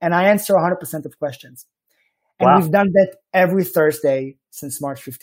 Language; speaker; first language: English; non-native, fluent; Hebrew